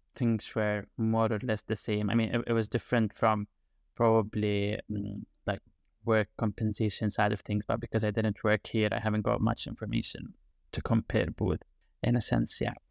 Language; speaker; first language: English; non-native, fluent; Arabic